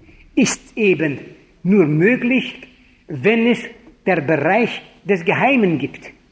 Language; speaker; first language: German; non-native, fluent; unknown